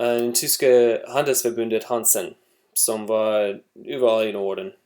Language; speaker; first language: Swedish; non-native, learner; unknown